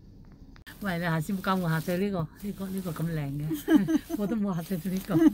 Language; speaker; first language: Cantonese; native; Cantonese